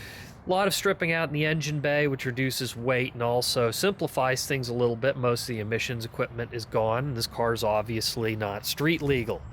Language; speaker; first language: English; native; English